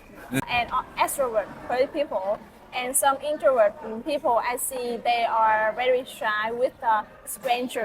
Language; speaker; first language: English; non-native, learner; Vietnamese